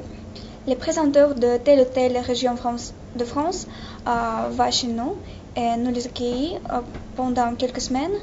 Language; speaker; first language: French; non-native, learner; Russian